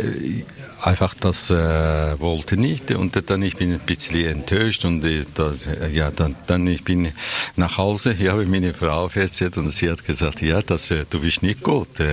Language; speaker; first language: German; non-native, learner; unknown